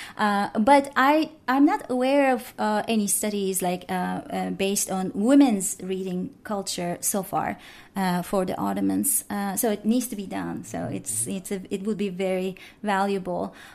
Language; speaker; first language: English; non-native, fluent; Turkish